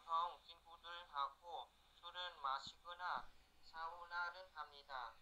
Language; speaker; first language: Korean; non-native, learner; Vietnamese